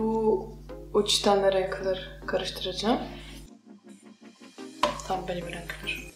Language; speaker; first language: Turkish; non-native, fluent; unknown